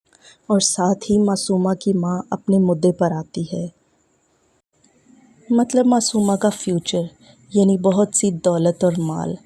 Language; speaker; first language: Urdu; native; Urdu